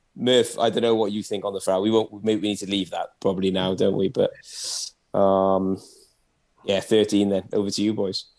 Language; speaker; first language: English; native; English